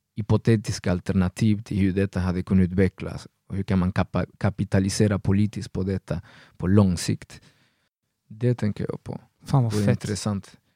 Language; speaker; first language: Swedish; non-native, fluent; Spanish